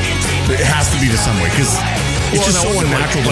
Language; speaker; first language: English; native; English